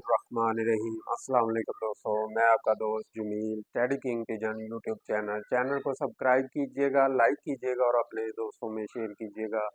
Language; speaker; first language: Hindi; non-native, local second language; Punjabi